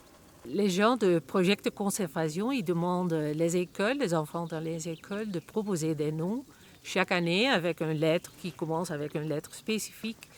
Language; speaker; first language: French; non-native, learner; Spanish